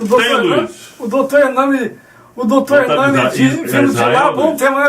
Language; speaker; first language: Portuguese; native; Portuguese